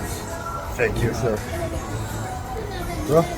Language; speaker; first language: English; non-native, learner; German